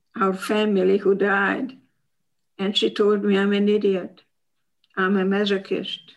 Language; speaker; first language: English; non-native, fluent; Hungarian